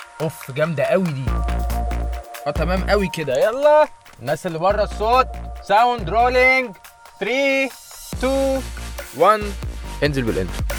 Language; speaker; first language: Arabic; native; Arabic